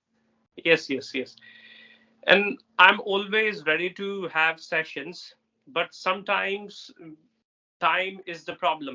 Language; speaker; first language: English; non-native, local second language; Hindi